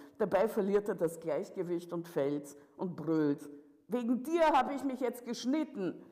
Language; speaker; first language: German; early bilingual, other home language; Russian